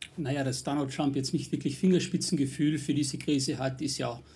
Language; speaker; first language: German; non-native, fluent; English